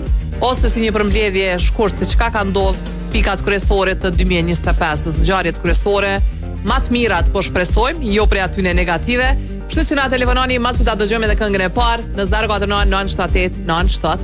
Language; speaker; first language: Albanian; native; Albanian